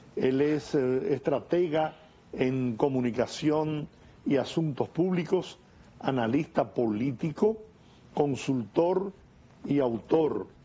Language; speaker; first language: Spanish; native; Spanish